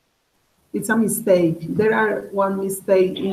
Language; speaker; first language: English; non-native, learner; Spanish